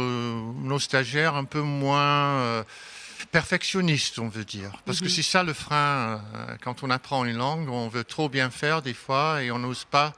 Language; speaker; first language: French; non-native, fluent; English